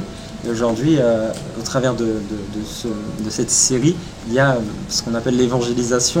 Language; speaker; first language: French; native; French